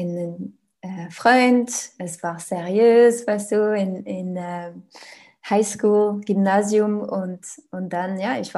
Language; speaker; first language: German; non-native, learner; French